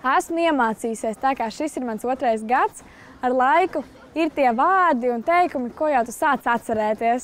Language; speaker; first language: Latvian; native; Latvian